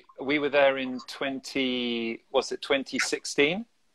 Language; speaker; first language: English; native; English